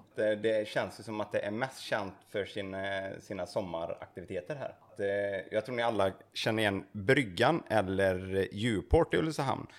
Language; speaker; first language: Swedish; native; Swedish